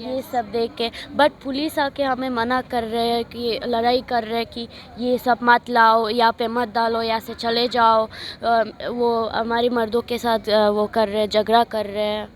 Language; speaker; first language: Hindi; non-native, fluent; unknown